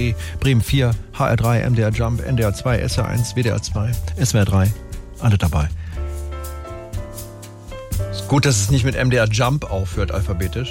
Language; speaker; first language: German; native; German